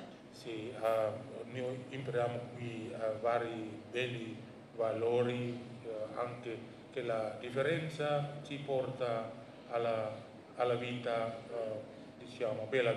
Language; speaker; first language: Italian; non-native, learner; Indonesian